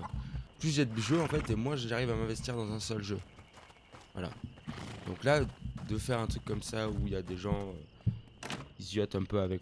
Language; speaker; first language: French; native; French